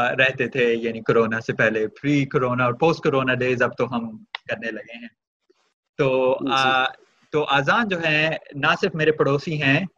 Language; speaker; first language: Urdu; native; Urdu